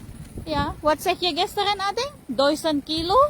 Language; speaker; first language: Dutch; non-native, learner; Filipino